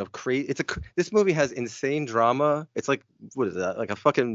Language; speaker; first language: English; native; English